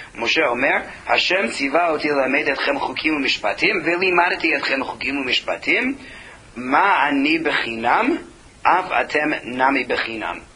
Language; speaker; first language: Hebrew; non-native, fluent; English